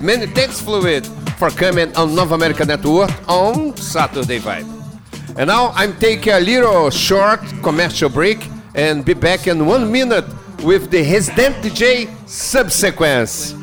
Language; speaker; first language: English; non-native, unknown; Portuguese